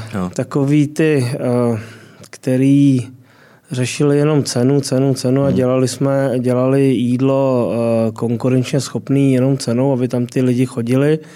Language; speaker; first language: Czech; native; Czech